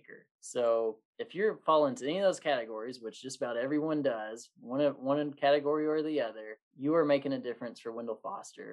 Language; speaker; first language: English; native; English